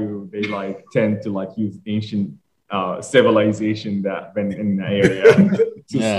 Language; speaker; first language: English; non-native, fluent; Arabic